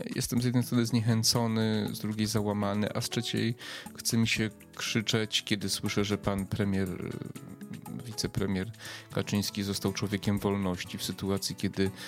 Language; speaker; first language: Polish; native; Polish